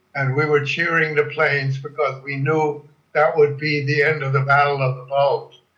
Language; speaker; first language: English; non-native, fluent; German